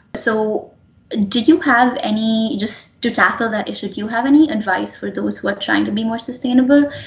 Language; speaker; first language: English; non-native, local second language; Hindi